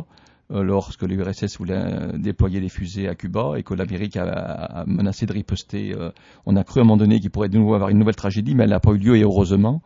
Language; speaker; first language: French; native; French